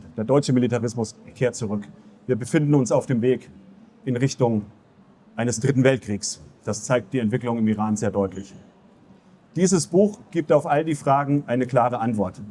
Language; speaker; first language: German; native; German